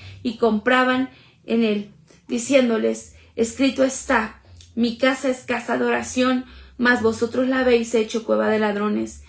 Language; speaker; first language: Spanish; native; Spanish